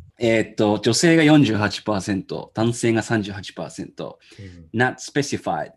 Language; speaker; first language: Japanese; native; Japanese